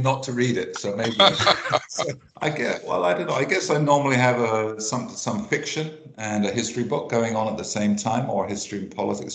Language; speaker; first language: English; native; English